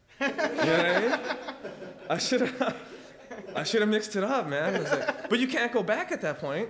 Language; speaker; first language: English; early bilingual, other home language; Spanish